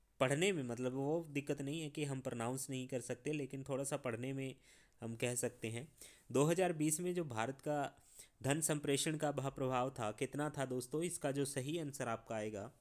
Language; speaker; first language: Hindi; non-native, local second language; Punjabi